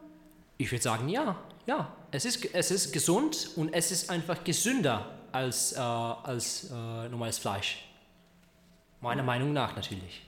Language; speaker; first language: German; non-native, learner; Czech